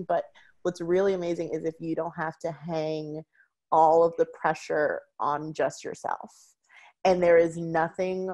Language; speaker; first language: English; native; English